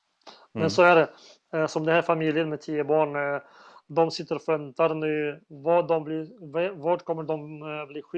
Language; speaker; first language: Swedish; non-native, fluent; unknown